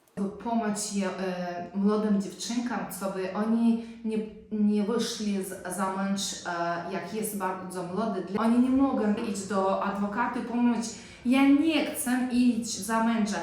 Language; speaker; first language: Polish; non-native, learner; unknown